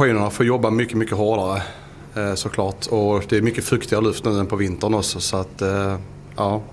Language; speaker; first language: Swedish; native; Swedish